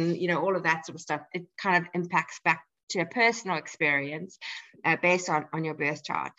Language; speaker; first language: English; native; English